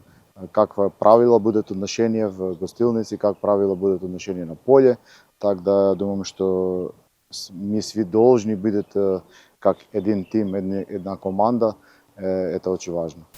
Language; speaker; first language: Russian; non-native, learner; Macedonian